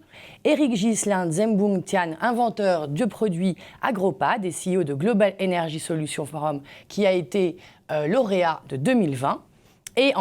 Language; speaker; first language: French; native; French